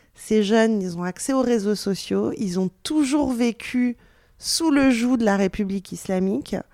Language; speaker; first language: French; native; French